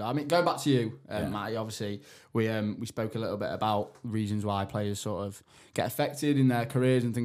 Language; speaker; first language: English; native; English